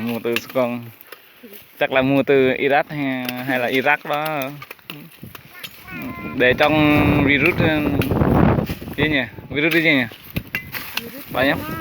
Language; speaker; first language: Vietnamese; non-native, local second language; Jarai